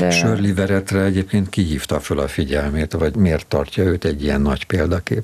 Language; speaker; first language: Hungarian; native; Hungarian